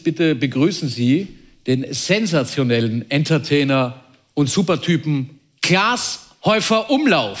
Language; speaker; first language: German; native; German